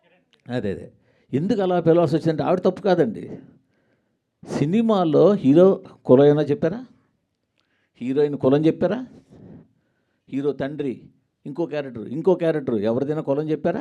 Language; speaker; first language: Telugu; native; Telugu